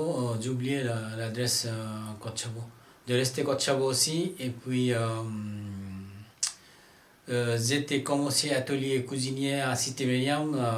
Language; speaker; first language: French; non-native, learner; Bangla